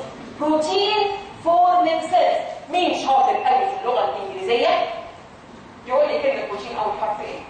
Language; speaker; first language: Arabic; native; Arabic